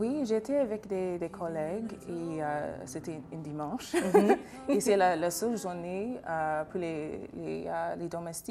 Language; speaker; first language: French; non-native, fluent; English